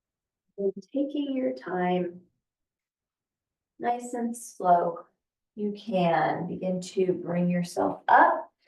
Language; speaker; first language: English; native; English